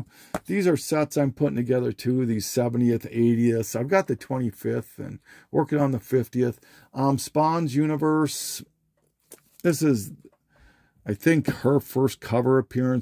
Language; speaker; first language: English; native; English